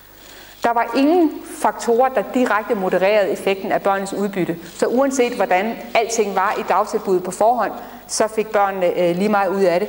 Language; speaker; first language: Danish; native; Danish